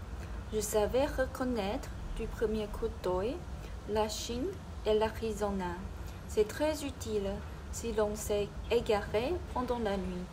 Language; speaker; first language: French; non-native, learner; Chinese